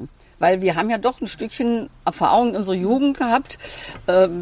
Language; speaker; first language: German; native; German